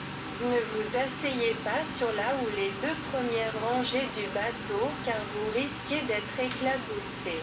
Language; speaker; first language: French; non-native, local second language; Haitian Creole